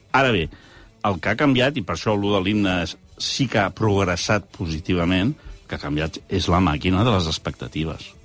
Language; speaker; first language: Catalan; early bilingual, heritage; Catalan